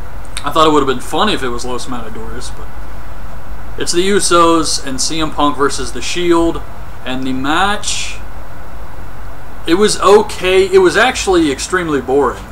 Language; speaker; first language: English; native; English